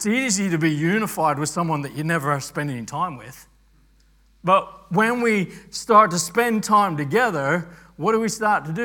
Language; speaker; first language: English; native; English